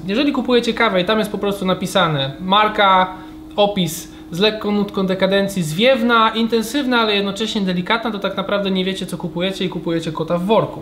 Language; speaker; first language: Polish; native; Polish